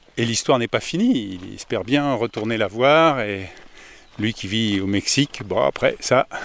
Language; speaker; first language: French; native; French